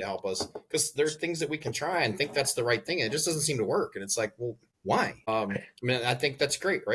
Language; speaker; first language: English; native; English